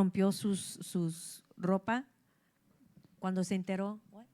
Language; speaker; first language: Spanish; early bilingual, heritage; English